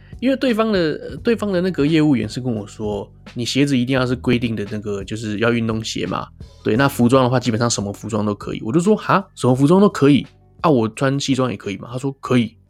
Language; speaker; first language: Chinese; native; Chinese